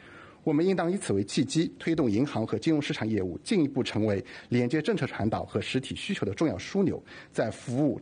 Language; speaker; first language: Chinese; native; Chinese